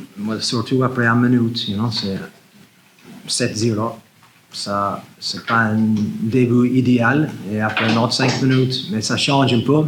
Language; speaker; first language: French; non-native, learner; English